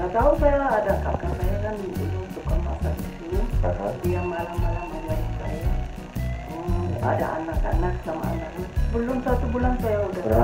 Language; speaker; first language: Indonesian; non-native, learner; Amharic